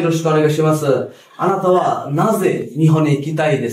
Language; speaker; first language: Japanese; non-native, fluent; Bangla